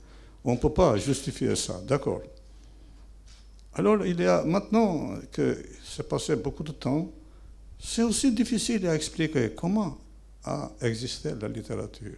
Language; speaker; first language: French; non-native, fluent; Albanian